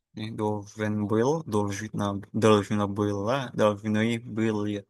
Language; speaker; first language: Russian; non-native, fluent; Indonesian